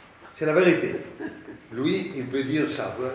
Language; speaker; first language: French; non-native, learner; Hebrew